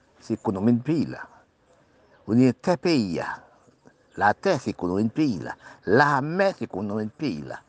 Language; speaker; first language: French; non-native, local second language; Haitian Creole